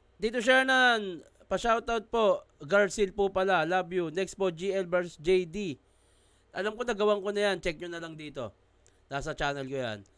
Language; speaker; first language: Filipino; native; Filipino